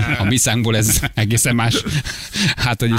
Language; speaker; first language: Hungarian; native; Hungarian